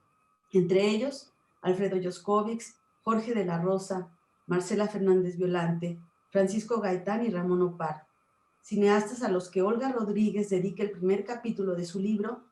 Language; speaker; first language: Spanish; native; Spanish